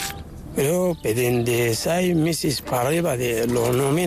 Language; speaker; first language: Spanish; non-native, learner; Arabic